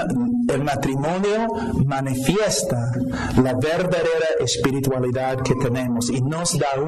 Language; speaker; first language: Spanish; non-native, fluent; English